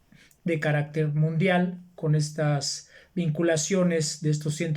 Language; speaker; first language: Spanish; native; Spanish